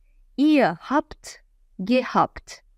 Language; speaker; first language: German; non-native, fluent; Azerbaijani